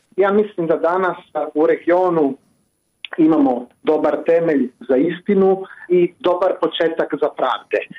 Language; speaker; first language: Croatian; non-native, fluent; Italian